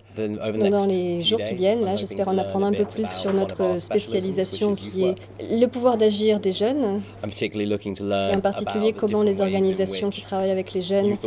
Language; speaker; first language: French; non-native, fluent; English